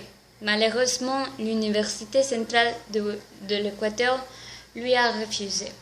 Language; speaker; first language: French; non-native, learner; Spanish